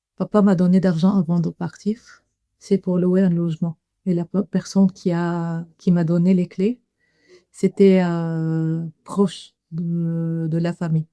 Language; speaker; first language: French; non-native, fluent; Arabic